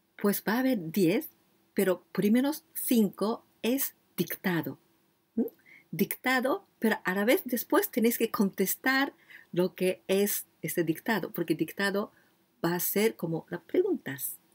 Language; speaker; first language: Spanish; non-native, learner; Japanese